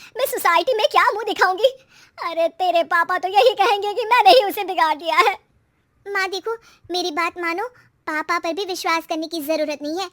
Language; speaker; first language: Hindi; native; Hindi